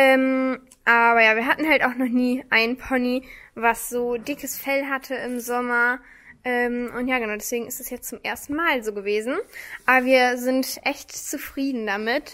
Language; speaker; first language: German; native; German